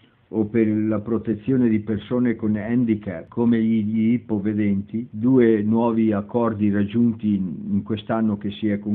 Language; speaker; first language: Italian; native; Italian